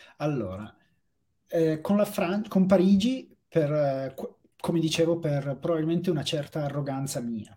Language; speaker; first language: Italian; native; Italian